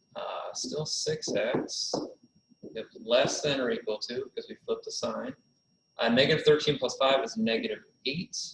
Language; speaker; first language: English; native; English